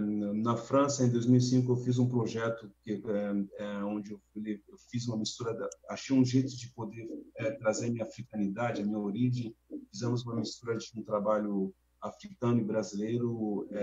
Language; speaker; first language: Portuguese; non-native, fluent; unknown